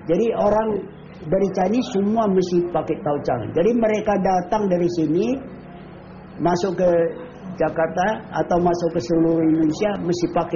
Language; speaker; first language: Indonesian; early bilingual, other home language; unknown